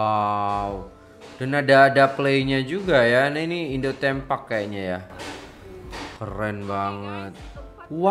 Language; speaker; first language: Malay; non-native, local second language; Javanese